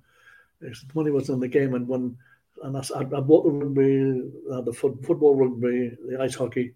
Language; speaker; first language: English; native; English